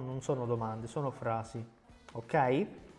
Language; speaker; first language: Italian; non-native, fluent; Portuguese